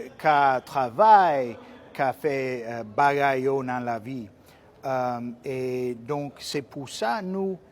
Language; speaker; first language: Haitian Creole; non-native, fluent; English